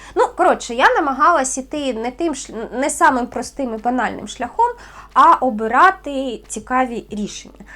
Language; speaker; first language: Ukrainian; native; Ukrainian